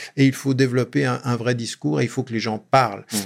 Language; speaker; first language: French; native; French